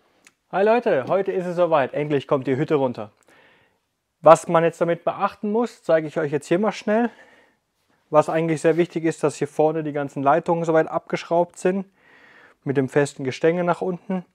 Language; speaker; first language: German; native; German